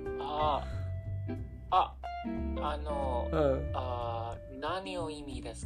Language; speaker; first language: Japanese; non-native, learner; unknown